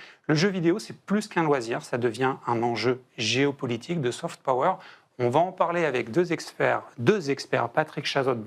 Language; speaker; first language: French; native; French